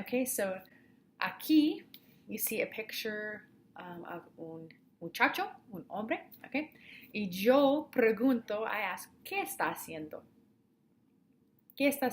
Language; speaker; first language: Spanish; non-native, fluent; English